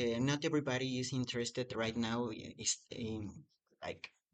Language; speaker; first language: English; non-native, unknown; Spanish